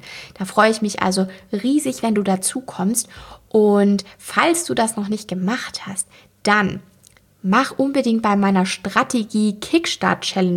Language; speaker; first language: German; native; German